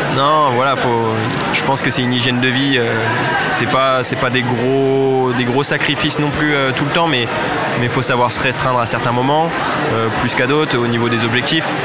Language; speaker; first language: French; native; French